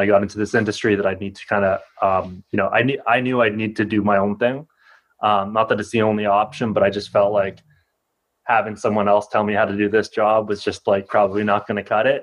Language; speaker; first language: English; native; English